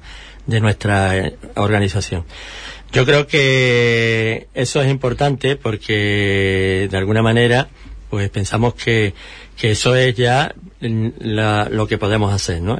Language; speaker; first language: Spanish; native; Spanish